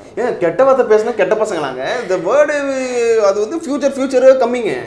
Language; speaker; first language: Tamil; native; Tamil